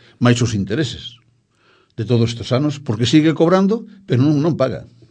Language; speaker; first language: Galician; native; Galician